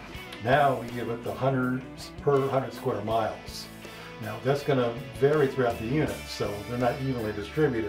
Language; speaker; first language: English; native; English